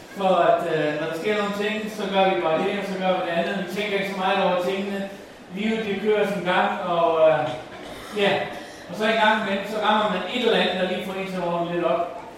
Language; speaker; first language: Danish; non-native, local second language; Faroese